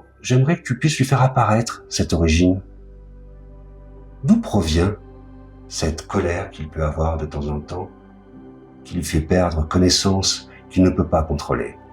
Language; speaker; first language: French; native; French